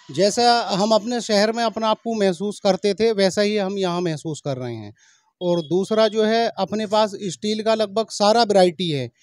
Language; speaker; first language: Hindi; native; Hindi